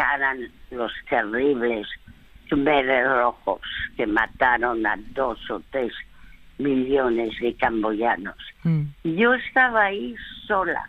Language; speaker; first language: Spanish; early bilingual, other home language; French